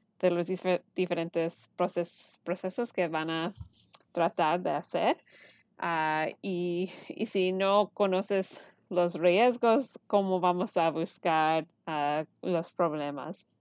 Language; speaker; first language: Spanish; early bilingual, heritage; Spanish